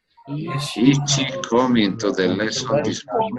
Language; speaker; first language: English; non-native, learner; Spanish